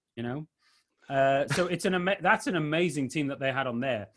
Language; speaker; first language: English; native; English